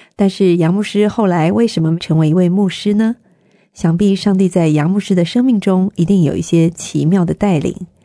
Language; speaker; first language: Chinese; native; Chinese